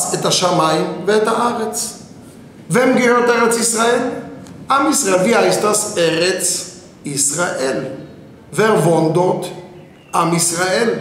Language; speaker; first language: German; non-native, fluent; Hebrew